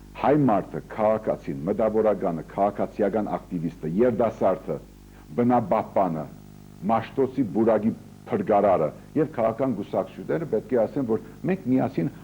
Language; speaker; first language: Armenian; early bilingual, heritage; Armenian